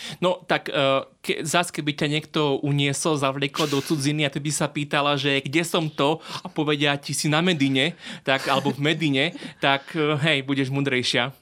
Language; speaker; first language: Slovak; native; Slovak